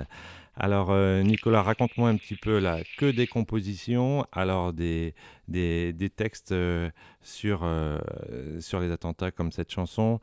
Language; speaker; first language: French; native; French